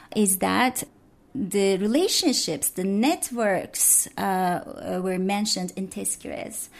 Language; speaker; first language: English; non-native, fluent; Turkish